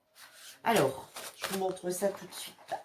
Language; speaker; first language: French; native; French